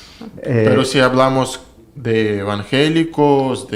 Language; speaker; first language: Spanish; non-native, learner; Russian